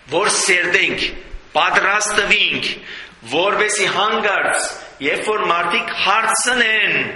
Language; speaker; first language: Armenian; native; Armenian